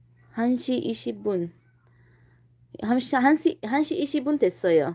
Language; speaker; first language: Korean; non-native, fluent; Tajik